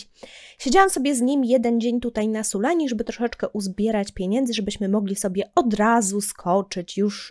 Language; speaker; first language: Polish; native; Polish